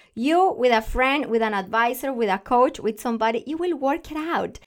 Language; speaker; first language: English; non-native, fluent; Spanish